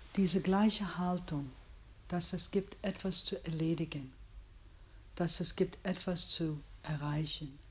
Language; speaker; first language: German; non-native, fluent; English